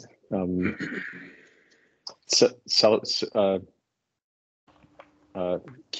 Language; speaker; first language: French; non-native, learner; English